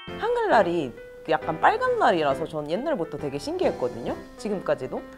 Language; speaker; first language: Korean; non-native, fluent; Arabic